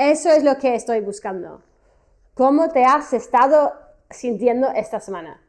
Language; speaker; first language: Spanish; non-native, fluent; English